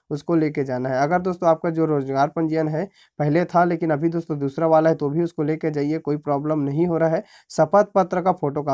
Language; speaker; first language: Hindi; native; Hindi